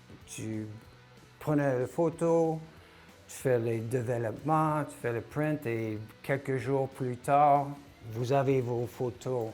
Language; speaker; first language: French; non-native, local second language; English